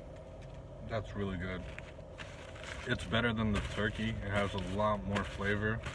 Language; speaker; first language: English; native; English